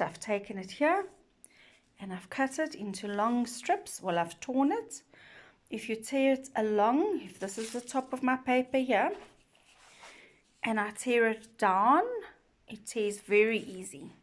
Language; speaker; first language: English; native; English